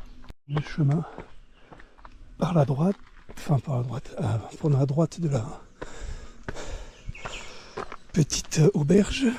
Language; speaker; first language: French; native; French